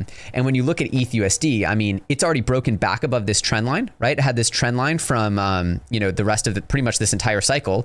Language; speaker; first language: English; native; English